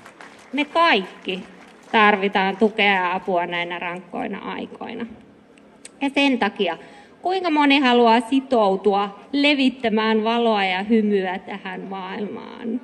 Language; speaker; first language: Finnish; native; Finnish